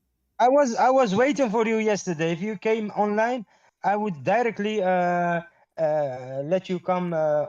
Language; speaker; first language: English; non-native, fluent; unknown